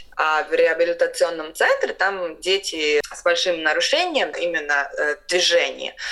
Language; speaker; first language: Russian; non-native, local second language; Latvian